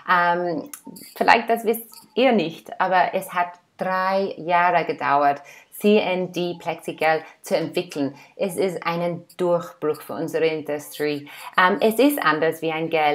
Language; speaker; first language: German; non-native, fluent; English